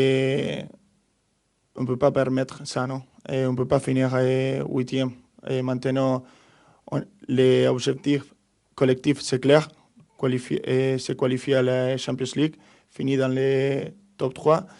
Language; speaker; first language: French; non-native, fluent; Spanish